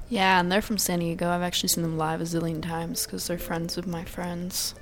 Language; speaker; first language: English; early bilingual, other home language; Russian